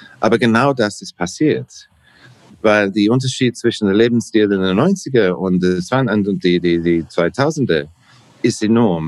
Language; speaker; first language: German; non-native, learner; English